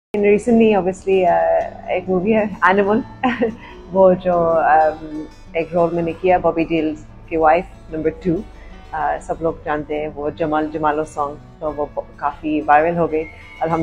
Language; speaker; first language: Hindi; early bilingual, heritage; Urdu